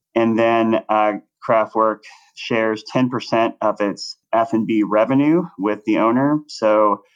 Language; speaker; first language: English; native; English